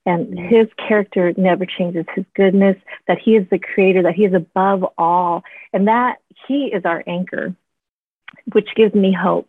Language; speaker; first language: English; native; English